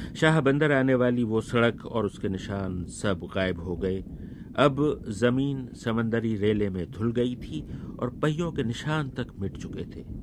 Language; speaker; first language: Urdu; native; Urdu